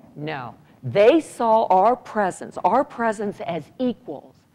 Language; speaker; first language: English; native; English